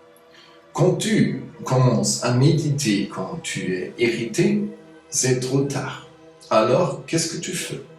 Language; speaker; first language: French; non-native, fluent; German